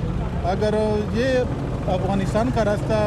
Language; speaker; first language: Hindi; non-native, local second language; Pashto